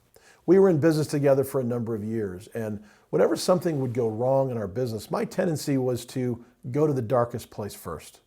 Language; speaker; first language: English; native; English